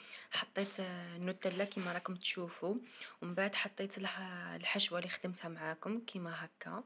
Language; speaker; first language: Arabic; native; Arabic